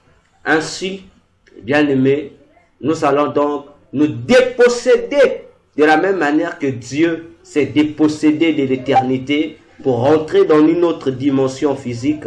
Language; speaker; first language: French; non-native, local second language; Lingala